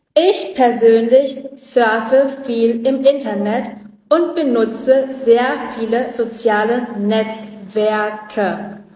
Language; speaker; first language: German; non-native, learner; Vietnamese